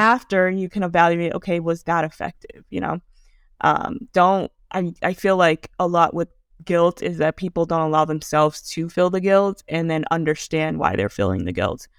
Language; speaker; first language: English; early bilingual, other home language; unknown